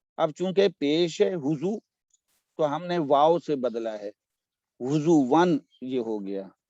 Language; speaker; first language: Urdu; native; Urdu